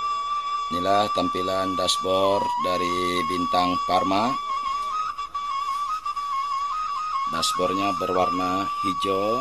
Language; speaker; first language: Indonesian; native; Indonesian